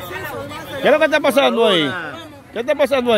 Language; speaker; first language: Spanish; native; Spanish